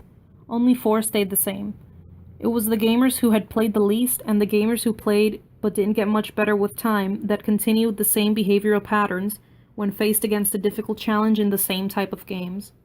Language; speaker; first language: English; native; English